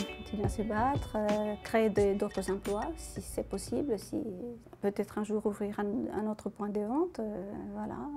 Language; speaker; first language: French; non-native, fluent; Spanish